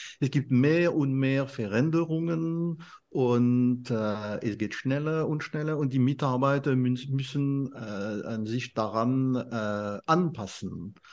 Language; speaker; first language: German; non-native, fluent; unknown